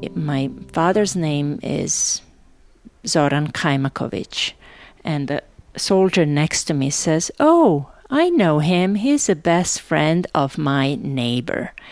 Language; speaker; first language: English; non-native, fluent; Serbian